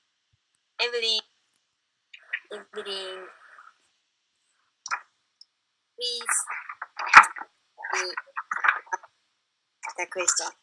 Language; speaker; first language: English; non-native, learner; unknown